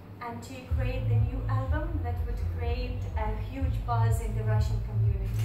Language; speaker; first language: English; non-native, fluent; Russian